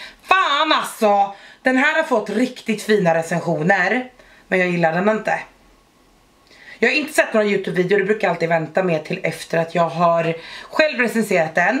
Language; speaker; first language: Swedish; native; Swedish